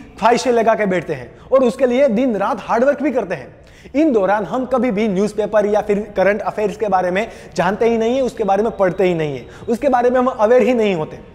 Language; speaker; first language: Hindi; non-native, local second language; Gujarati